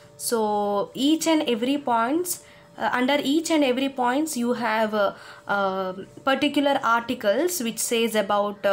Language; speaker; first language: English; non-native, local second language; Kannada